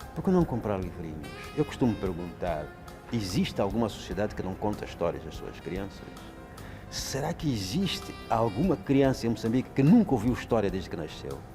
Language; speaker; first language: Portuguese; non-native, local second language; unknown